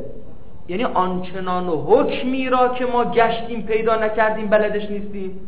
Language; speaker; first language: Persian; native; Persian